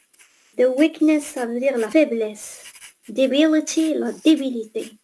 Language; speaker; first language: French; non-native, fluent; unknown